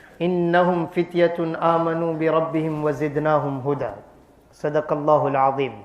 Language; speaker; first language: Urdu; non-native, fluent; Gujarati